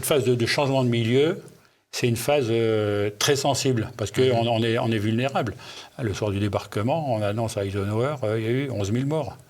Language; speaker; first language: French; native; French